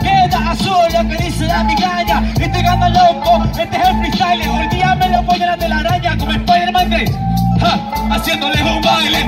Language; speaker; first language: Spanish; native; Spanish